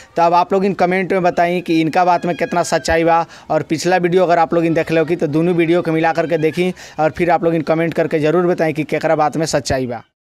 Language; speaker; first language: Hindi; native; Hindi